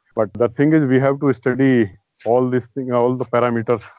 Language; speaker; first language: English; non-native, local second language; Hindi